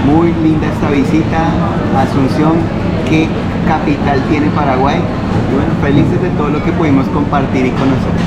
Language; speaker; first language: Spanish; native; Spanish